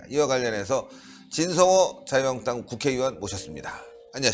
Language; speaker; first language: Korean; native; Korean